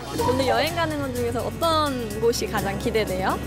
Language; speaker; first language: Korean; native; Korean